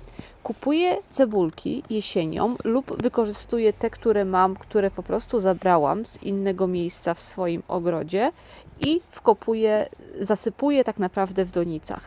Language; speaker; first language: Polish; native; Polish